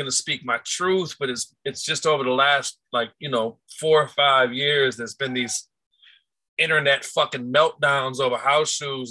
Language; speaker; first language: English; native; English